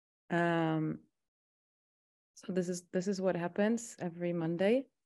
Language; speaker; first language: English; non-native, fluent; Polish